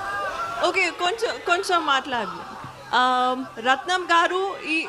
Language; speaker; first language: Telugu; non-native, learner; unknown